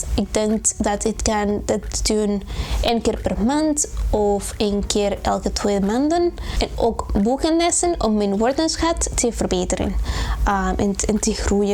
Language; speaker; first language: Dutch; non-native, learner; Spanish